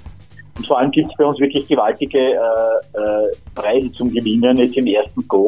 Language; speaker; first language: German; native; German